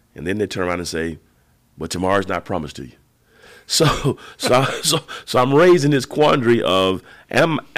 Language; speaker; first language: English; native; English